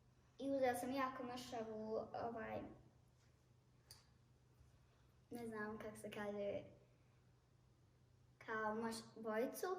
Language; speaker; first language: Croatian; early bilingual, heritage; Bosnian